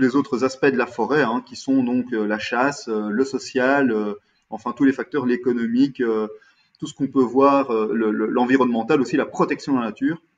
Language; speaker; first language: French; native; French